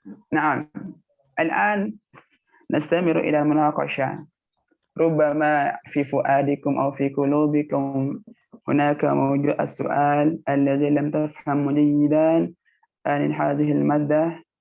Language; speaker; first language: Arabic; non-native, learner; Indonesian